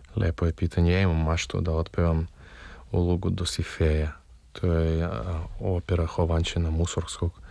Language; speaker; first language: Serbian; non-native, fluent; Russian